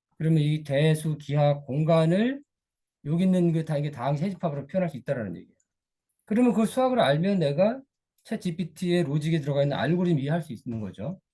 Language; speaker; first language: Korean; native; Korean